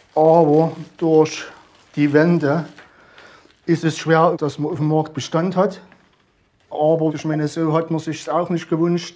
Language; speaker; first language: German; native; German